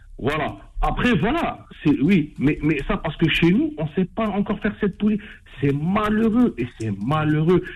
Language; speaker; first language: French; non-native, local second language; Arabic